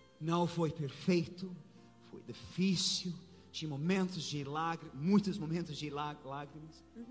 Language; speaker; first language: Portuguese; non-native, fluent; English